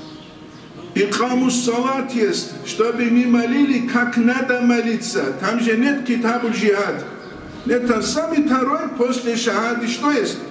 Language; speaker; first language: Russian; non-native, local second language; Avaric